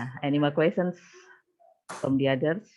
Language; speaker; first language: English; non-native, fluent; Indonesian